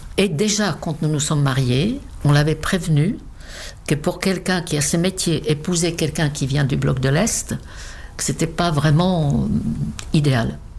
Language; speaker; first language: French; non-native, fluent; Czech